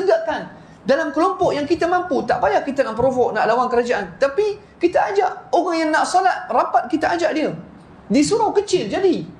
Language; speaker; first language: Malay; non-native, fluent; Arabic